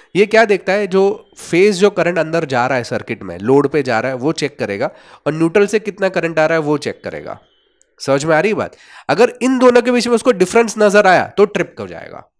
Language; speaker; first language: Hindi; non-native, local second language; Gujarati